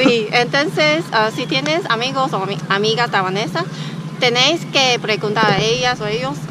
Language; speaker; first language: Spanish; non-native, learner; Chinese